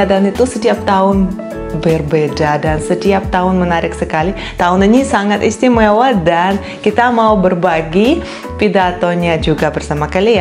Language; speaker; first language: Indonesian; non-native, fluent; Russian